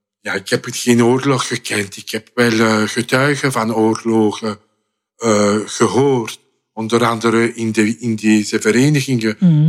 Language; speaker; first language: Dutch; non-native, fluent; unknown